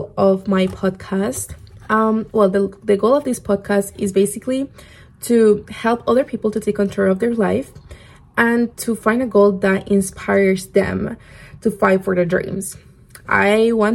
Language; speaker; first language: English; non-native, fluent; Spanish